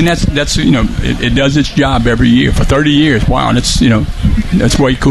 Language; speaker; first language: English; native; English